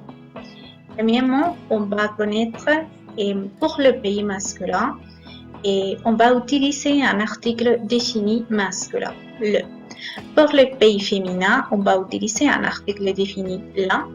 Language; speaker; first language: French; non-native, fluent; Spanish